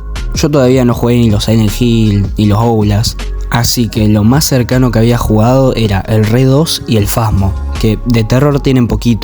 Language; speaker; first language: Spanish; native; Spanish